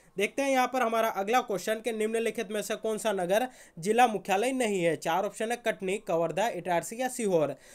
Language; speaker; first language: Hindi; native; Hindi